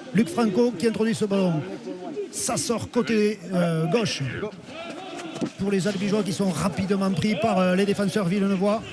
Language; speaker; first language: French; native; French